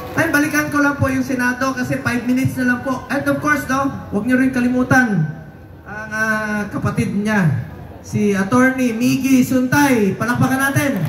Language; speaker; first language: Filipino; non-native, local second language; Cebuano